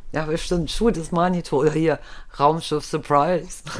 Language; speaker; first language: German; native; German